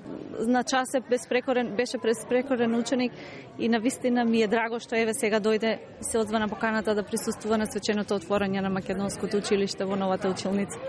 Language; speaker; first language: Macedonian; native; Macedonian